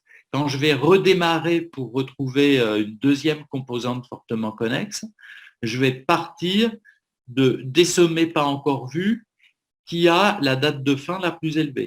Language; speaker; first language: French; native; French